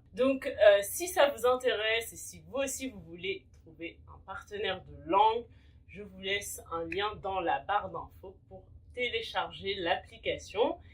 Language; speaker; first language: French; native; French